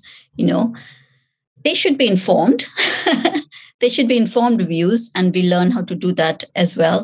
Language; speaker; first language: English; non-native, local second language; Hindi